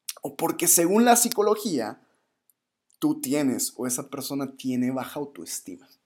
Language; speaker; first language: Spanish; native; Spanish